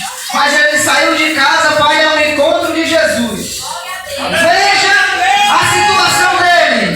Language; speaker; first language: Portuguese; native; Portuguese